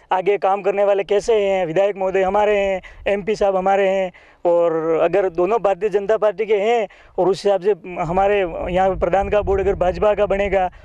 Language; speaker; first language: Hindi; native; Hindi